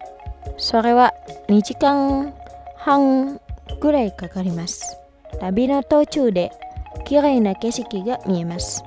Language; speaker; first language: Japanese; non-native, fluent; Indonesian